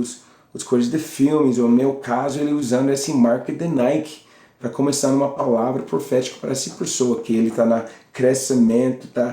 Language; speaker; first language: Portuguese; non-native, learner; English